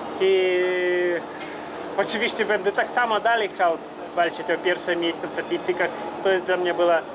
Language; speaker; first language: Polish; non-native, fluent; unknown